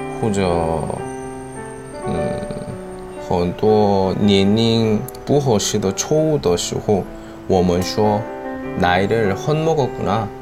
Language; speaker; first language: Chinese; non-native, fluent; Korean